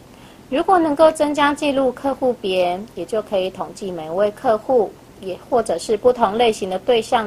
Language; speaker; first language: Chinese; native; Chinese